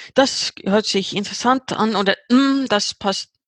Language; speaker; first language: German; non-native, fluent; Swedish